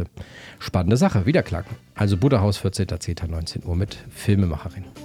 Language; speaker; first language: German; native; German